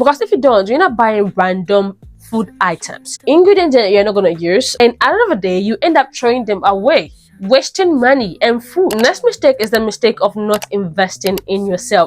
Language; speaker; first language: English; native; English